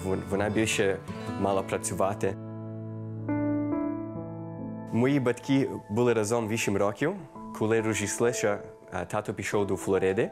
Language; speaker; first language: Ukrainian; early bilingual, heritage; Ukrainian